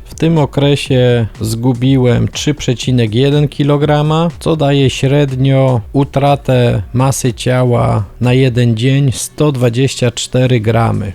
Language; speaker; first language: Polish; native; Polish